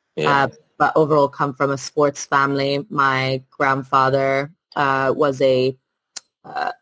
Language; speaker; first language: English; non-native, fluent; Italian